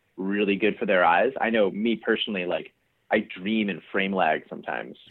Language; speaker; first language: English; native; English